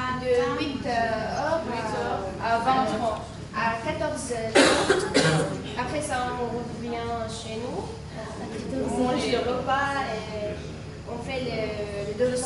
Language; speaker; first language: French; non-native, learner; Arabic